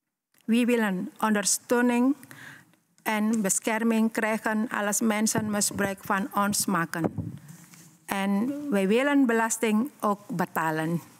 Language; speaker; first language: Dutch; non-native, learner; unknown